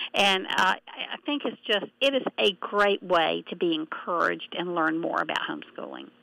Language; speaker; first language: English; native; English